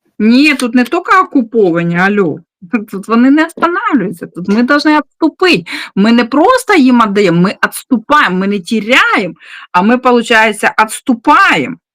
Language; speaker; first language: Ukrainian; non-native, local second language; Russian